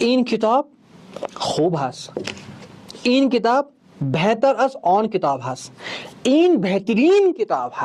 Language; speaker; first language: Persian; non-native, fluent; Urdu